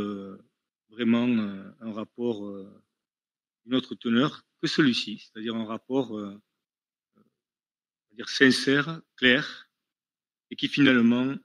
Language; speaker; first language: French; native; French